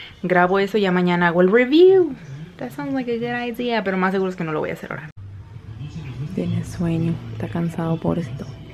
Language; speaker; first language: Spanish; early bilingual, heritage; Spanish